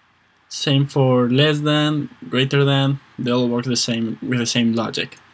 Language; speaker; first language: English; non-native, fluent; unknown